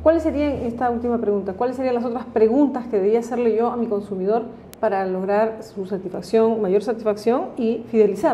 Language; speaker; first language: Spanish; native; Spanish